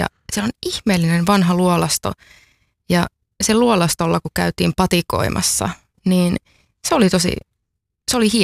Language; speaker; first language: Finnish; native; Finnish